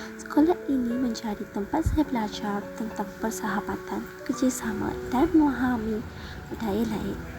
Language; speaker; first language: Malay; non-native, local second language; Tamil